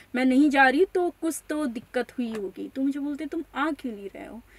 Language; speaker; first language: Hindi; non-native, local second language; Marathi